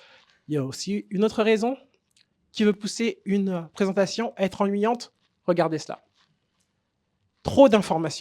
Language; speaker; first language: French; native; French